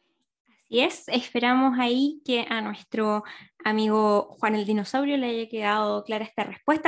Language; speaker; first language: Spanish; native; Spanish